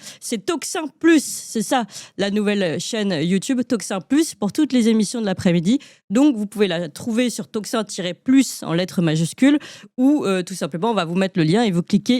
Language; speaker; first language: French; native; French